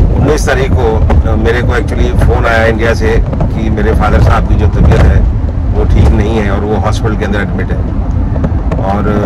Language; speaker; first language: Hindi; non-native, local second language; Punjabi